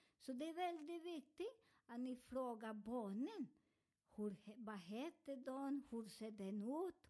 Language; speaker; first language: Swedish; non-native, learner; Spanish